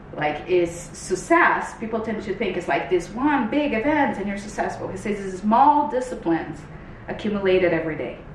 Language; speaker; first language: English; non-native, fluent; Portuguese